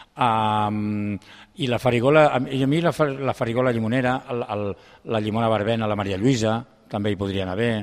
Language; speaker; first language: Catalan; native; Catalan